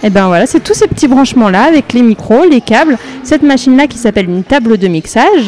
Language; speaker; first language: French; native; French